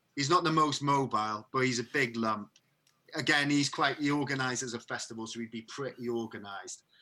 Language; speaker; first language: English; native; English